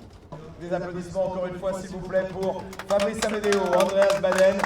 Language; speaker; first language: French; native; French